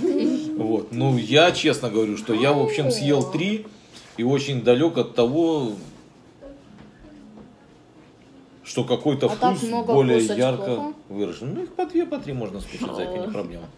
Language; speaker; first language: Russian; native; Russian